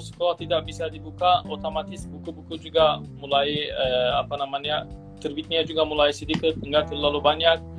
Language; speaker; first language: Indonesian; non-native, fluent; Turkish